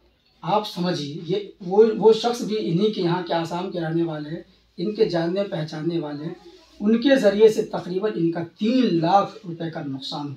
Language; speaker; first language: Hindi; native; Hindi